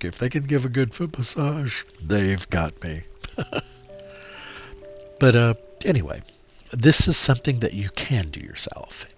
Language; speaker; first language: English; native; English